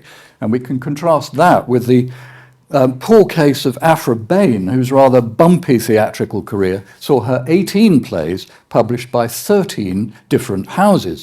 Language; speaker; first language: English; native; English